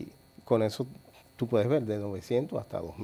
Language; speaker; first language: Spanish; native; Spanish